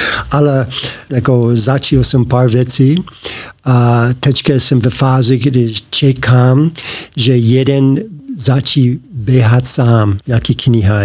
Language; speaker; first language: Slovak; non-native, learner; English